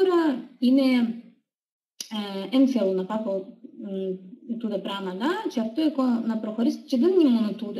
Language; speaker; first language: Greek; non-native, learner; Russian